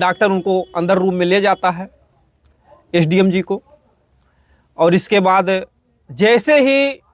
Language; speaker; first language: Hindi; native; Hindi